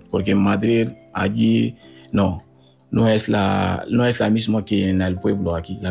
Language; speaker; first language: Spanish; non-native, learner; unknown